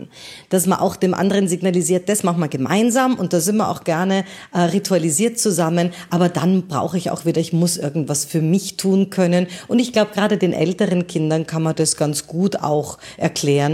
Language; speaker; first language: German; native; German